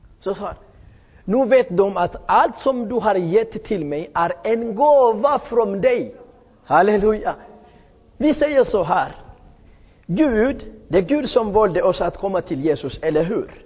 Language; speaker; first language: Swedish; non-native, fluent; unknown